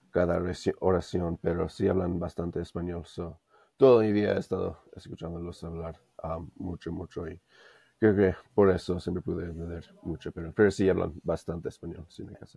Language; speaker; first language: Spanish; non-native, fluent; English